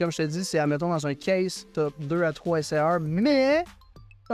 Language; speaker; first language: French; native; French